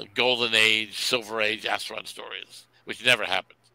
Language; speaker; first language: English; native; English